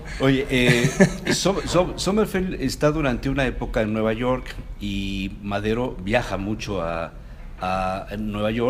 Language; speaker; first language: Spanish; native; Spanish